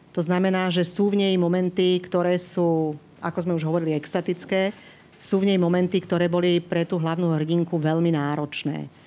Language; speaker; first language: Slovak; native; Slovak